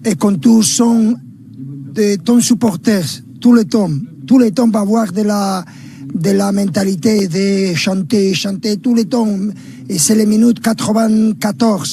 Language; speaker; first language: French; non-native, learner; Spanish